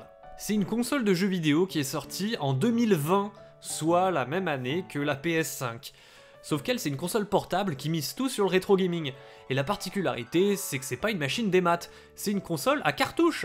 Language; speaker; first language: French; native; French